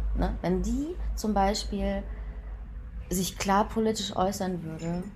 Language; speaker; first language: German; native; German